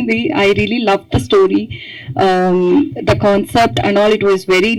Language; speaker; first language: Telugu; non-native, learner; Tamil